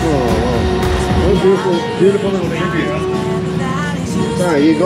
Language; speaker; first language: English; native; English